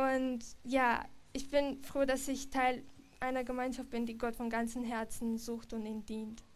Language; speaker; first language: German; non-native, fluent; Romanian